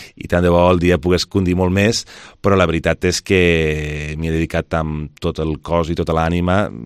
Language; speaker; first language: Catalan; native; Catalan